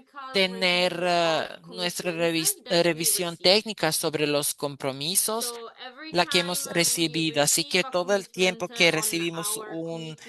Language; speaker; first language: Spanish; non-native, fluent; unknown